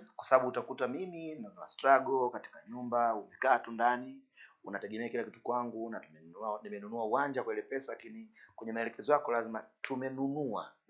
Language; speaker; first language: Swahili; native; Swahili